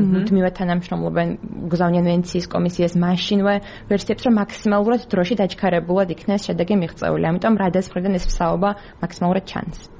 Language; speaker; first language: Georgian; native; Georgian